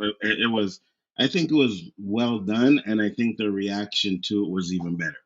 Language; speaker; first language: English; native; English